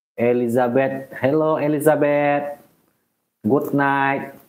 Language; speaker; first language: English; non-native, learner; Indonesian